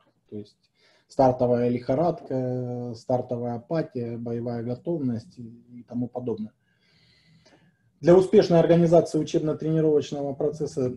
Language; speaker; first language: Russian; native; Russian